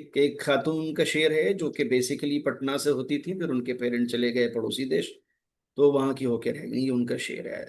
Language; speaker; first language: Hindi; native; Hindi